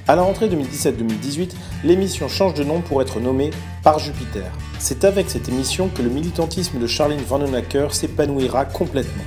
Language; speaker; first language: French; native; French